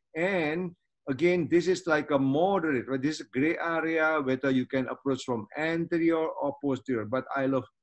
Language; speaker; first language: English; non-native, fluent; Indonesian